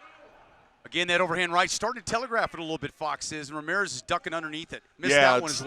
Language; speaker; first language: English; native; English